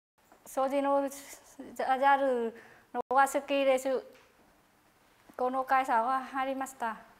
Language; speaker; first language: Japanese; non-native, learner; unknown